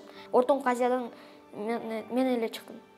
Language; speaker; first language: Kyrgyz; non-native, local second language; Russian